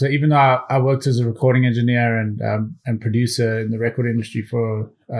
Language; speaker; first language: English; native; English